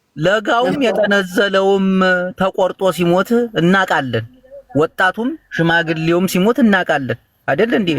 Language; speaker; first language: Amharic; native; Amharic